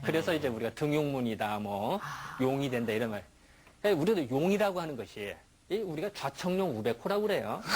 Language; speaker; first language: Korean; native; Korean